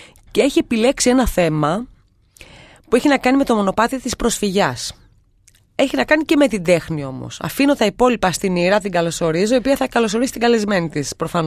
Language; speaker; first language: Greek; native; Greek